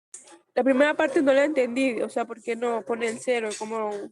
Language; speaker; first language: Spanish; native; Spanish